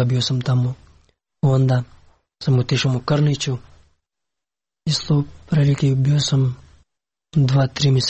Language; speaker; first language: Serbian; non-native, learner; Pashto